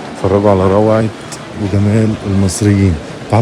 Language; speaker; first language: Arabic; native; Arabic